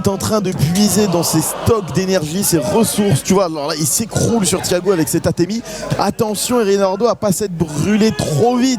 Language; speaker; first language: French; native; French